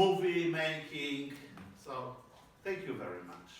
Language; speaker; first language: English; non-native, learner; Polish